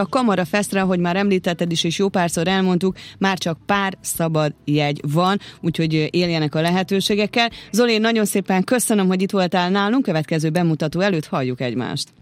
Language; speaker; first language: Hungarian; native; Hungarian